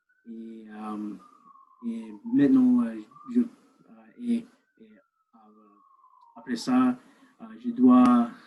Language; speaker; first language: French; non-native, learner; English